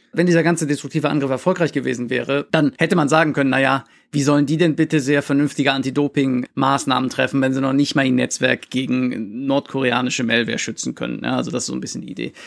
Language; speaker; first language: German; native; German